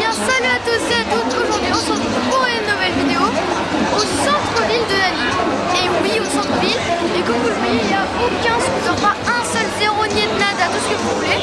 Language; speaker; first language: French; native; French